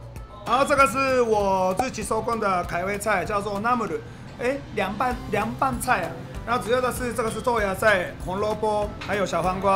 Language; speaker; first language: Chinese; non-native, fluent; Japanese